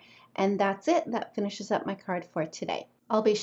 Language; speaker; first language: English; native; English